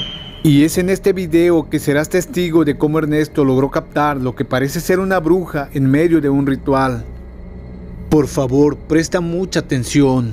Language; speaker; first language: Spanish; native; Spanish